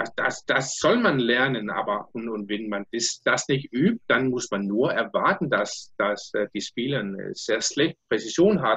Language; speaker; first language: German; non-native, learner; Danish